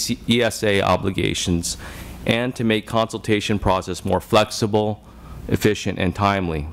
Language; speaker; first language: English; native; English